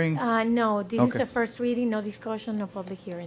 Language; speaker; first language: English; non-native, fluent; Spanish